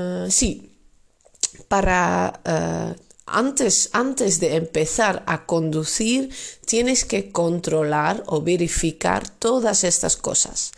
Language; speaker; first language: Spanish; non-native, fluent; Dutch